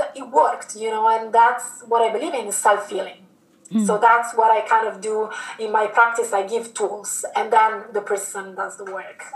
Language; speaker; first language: English; non-native, fluent; Italian